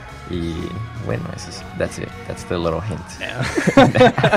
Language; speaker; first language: English; early bilingual, other home language; Spanish